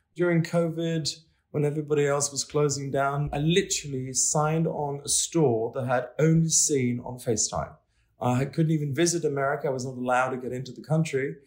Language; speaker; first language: English; non-native, fluent; Swedish